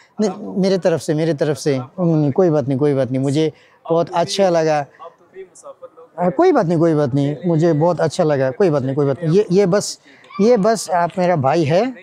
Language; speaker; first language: Hindi; non-native, learner; Bangla